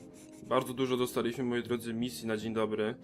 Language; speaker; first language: Polish; native; Polish